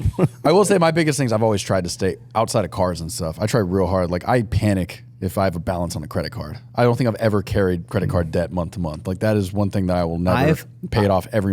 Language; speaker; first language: English; native; English